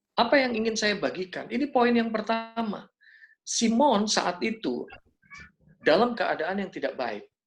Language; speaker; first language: Indonesian; native; Indonesian